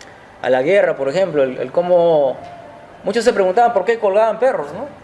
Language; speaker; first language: Spanish; native; Spanish